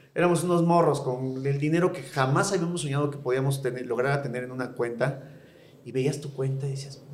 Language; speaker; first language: Spanish; native; Spanish